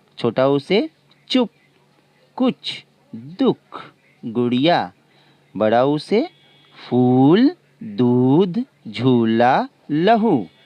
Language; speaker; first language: Hindi; non-native, local second language; Assamese